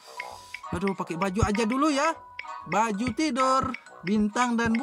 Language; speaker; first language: Indonesian; native; Indonesian